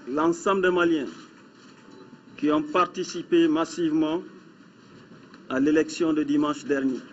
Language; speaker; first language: French; non-native, local second language; Bambara